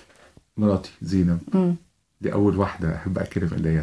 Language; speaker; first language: Arabic; native; Arabic